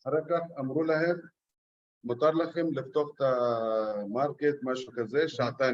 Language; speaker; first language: Hebrew; non-native, local second language; Arabic